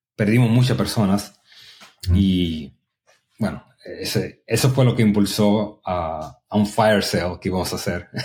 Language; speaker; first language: Spanish; native; Spanish